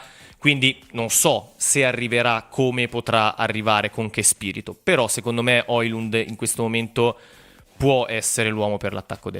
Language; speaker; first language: Italian; native; Italian